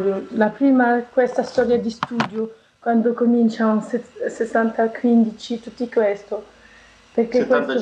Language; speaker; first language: Italian; non-native, learner; French